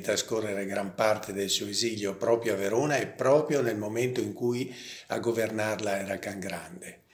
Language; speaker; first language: Italian; native; Italian